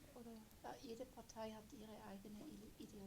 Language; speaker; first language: German; non-native, fluent; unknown